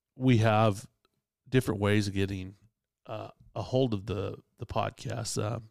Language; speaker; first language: English; native; English